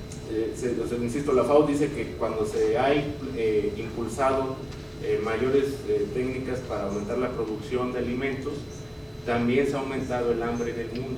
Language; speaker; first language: Spanish; native; Spanish